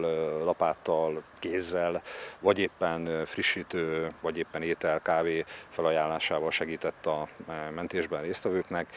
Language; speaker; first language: Hungarian; native; Hungarian